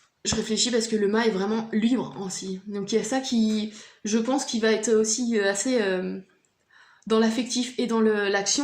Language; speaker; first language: French; native; French